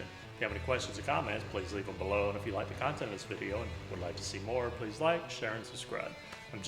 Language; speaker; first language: English; native; English